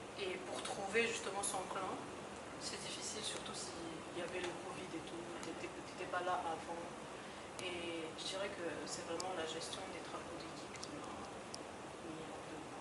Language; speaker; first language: French; non-native, local second language; Arabic